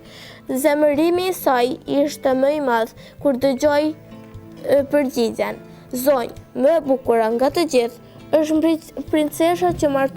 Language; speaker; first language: Albanian; native; Albanian